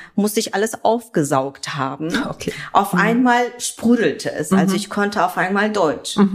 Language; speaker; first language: German; early bilingual, other home language; Kurdish